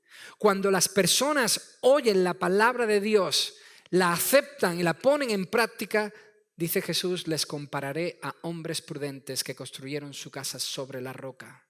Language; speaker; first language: Spanish; native; Spanish